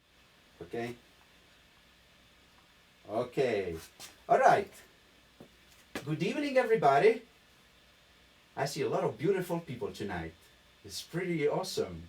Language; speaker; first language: English; non-native, fluent; Italian